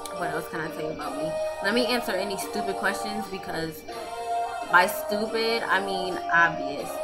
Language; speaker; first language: English; native; English